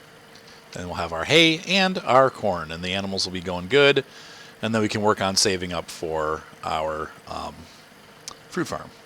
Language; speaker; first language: English; native; English